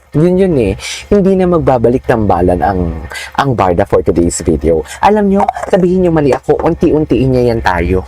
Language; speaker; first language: Filipino; non-native, local second language; Hiligaynon